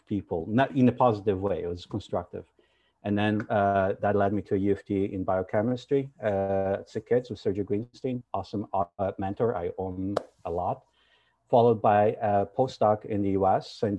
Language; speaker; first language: English; non-native, fluent; Portuguese